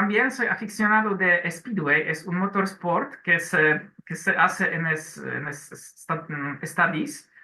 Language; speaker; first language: Spanish; non-native, learner; Polish